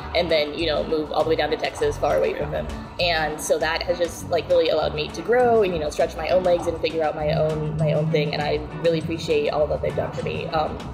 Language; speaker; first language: English; native; English